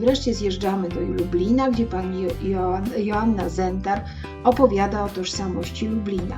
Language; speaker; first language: Polish; native; Polish